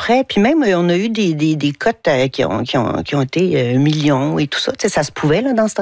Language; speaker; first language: French; native; French